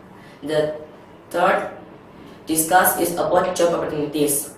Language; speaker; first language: English; non-native, learner; Indonesian